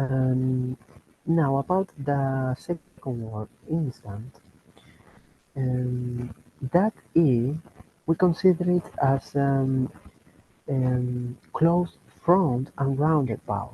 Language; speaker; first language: English; non-native, learner; Spanish